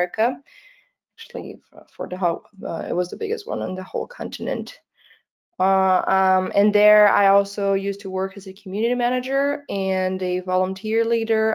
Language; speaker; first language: English; non-native, fluent; Portuguese